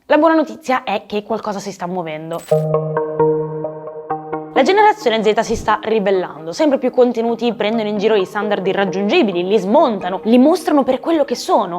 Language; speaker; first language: Italian; native; Italian